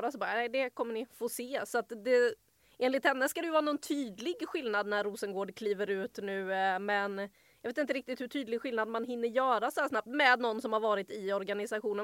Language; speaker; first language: Swedish; native; Swedish